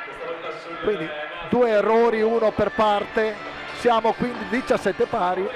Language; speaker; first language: Italian; native; Italian